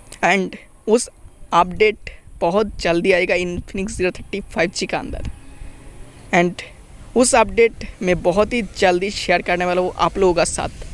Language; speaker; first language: Hindi; non-native, local second language; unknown